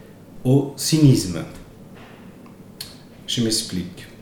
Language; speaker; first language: French; non-native, fluent; Italian